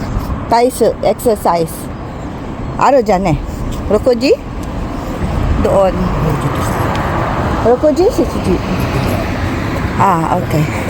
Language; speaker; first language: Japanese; non-native, learner; Filipino